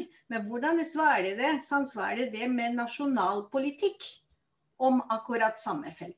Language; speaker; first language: Norwegian; non-native, fluent; Spanish